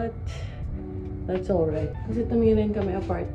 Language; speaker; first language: Filipino; native; Filipino